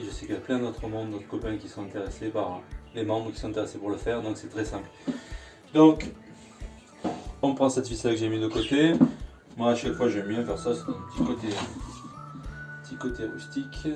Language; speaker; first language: French; native; French